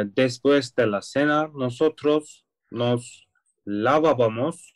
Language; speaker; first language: Spanish; non-native, learner; Turkish